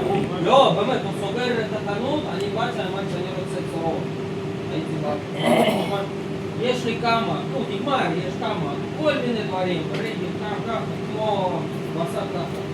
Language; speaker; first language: Hebrew; non-native, learner; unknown